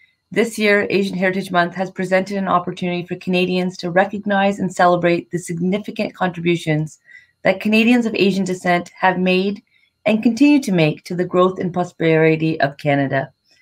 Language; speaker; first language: English; native; English